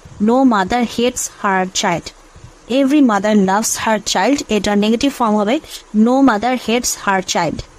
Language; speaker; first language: English; non-native, local second language; Bangla